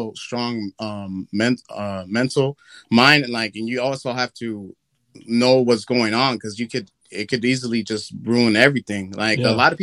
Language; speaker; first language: English; early bilingual, other home language; Spanish